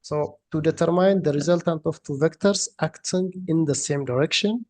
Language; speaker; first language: English; non-native, local second language; Amharic